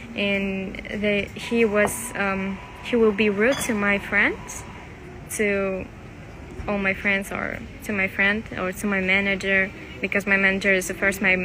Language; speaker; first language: English; non-native, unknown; Russian